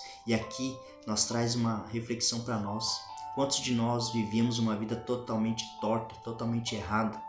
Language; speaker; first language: Portuguese; native; Portuguese